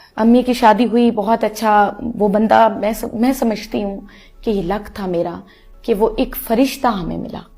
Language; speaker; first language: Urdu; non-native, local second language; Punjabi